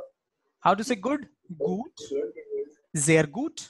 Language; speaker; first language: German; non-native, fluent; Hindi